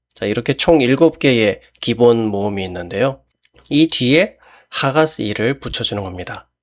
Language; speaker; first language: Korean; native; Korean